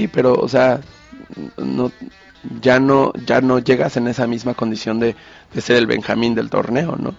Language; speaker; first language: Spanish; native; Spanish